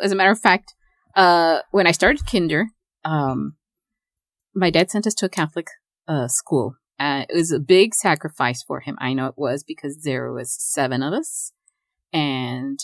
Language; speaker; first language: English; early bilingual, other home language; Spanish